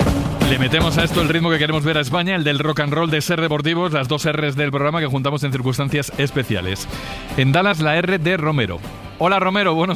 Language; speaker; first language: Spanish; native; Spanish